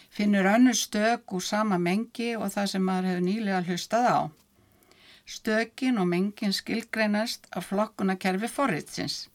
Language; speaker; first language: Icelandic; native; Icelandic